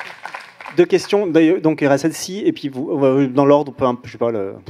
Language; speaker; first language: French; native; French